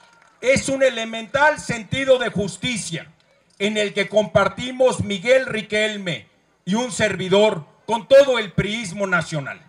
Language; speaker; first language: Spanish; native; Spanish